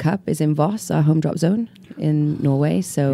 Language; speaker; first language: English; native; English